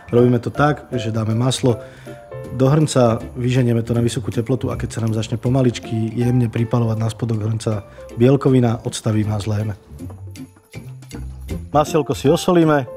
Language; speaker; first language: Slovak; native; Slovak